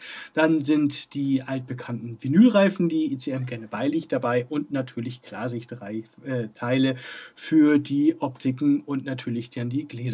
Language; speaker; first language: German; native; German